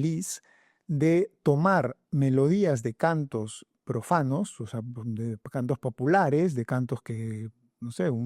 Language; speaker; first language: Spanish; native; Spanish